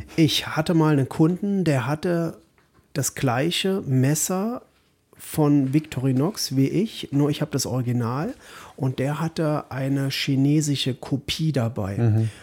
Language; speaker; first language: German; native; German